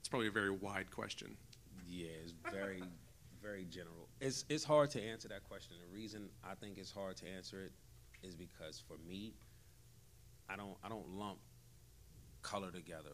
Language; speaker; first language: English; native; English